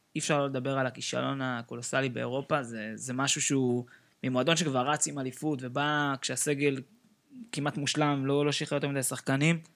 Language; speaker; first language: Hebrew; native; Hebrew